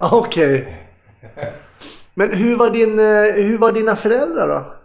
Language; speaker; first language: Swedish; native; Swedish